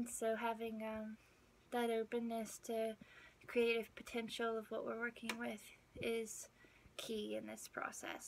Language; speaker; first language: English; native; English